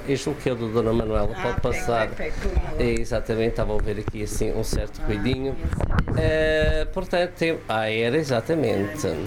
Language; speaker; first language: Portuguese; native; Portuguese